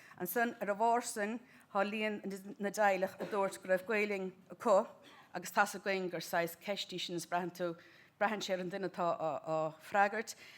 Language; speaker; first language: Irish; native; Irish